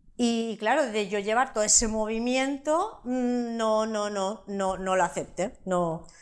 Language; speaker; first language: Spanish; non-native, local second language; Catalan